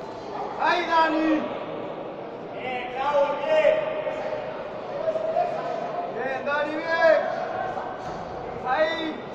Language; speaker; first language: Spanish; native; Spanish